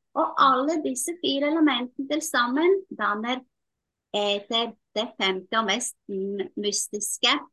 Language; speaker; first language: Norwegian; non-native, fluent; Latvian